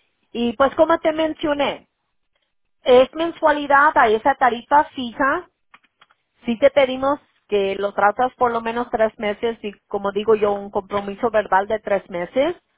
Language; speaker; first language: Spanish; early bilingual, heritage; Spanish